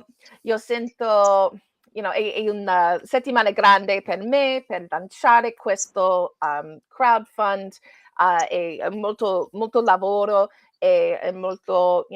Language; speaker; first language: Italian; non-native, learner; English